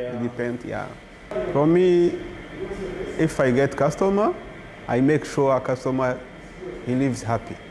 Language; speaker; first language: English; non-native, learner; Kinyarwanda